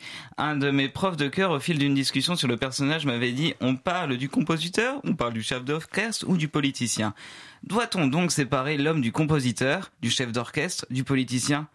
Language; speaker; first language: French; native; French